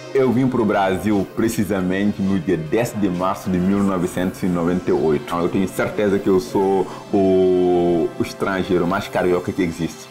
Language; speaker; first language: Portuguese; non-native, fluent; Wolof